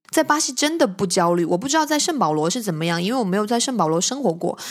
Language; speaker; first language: Chinese; native; Chinese